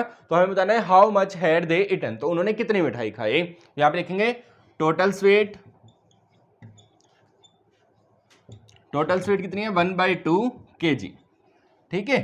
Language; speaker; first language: Hindi; native; Hindi